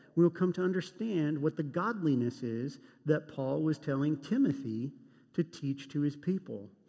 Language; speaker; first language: English; native; English